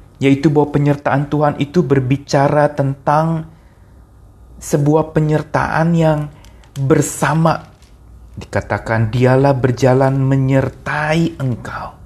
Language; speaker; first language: Indonesian; native; Indonesian